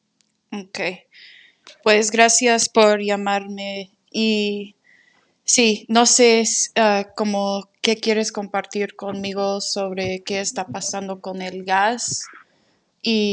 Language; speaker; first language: Spanish; non-native, fluent; English